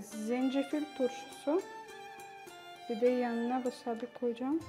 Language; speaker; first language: Turkish; non-native, learner; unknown